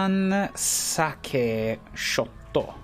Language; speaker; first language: Japanese; non-native, learner; English